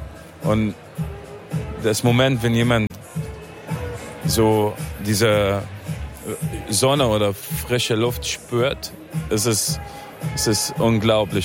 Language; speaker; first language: German; non-native, fluent; Arabic